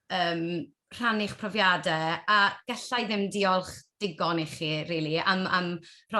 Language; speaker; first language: Welsh; native; Welsh